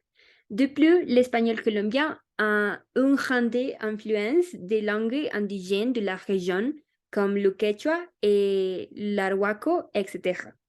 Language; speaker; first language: French; non-native, learner; Spanish